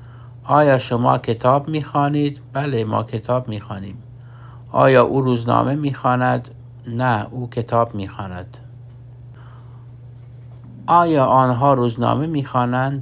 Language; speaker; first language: Persian; non-native, fluent; Urdu